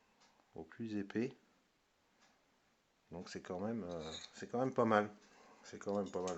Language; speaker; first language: French; native; French